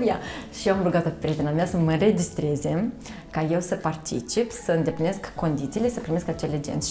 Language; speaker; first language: Romanian; native; Romanian